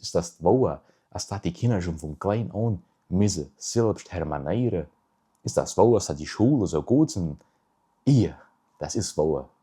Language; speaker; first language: German; early bilingual, heritage; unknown